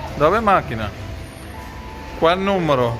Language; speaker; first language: Italian; non-native, learner; Malayalam